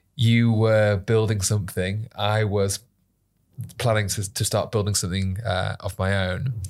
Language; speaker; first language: English; native; English